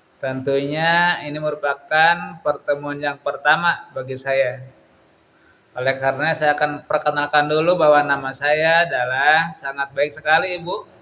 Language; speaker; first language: Indonesian; non-native, local second language; Sundanese